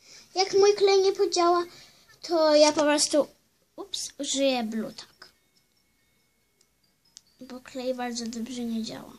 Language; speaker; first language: Polish; early bilingual, heritage; Polish